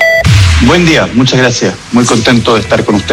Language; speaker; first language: Spanish; native; Spanish